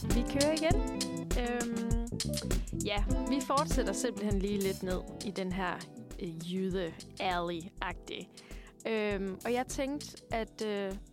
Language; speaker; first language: Danish; native; Danish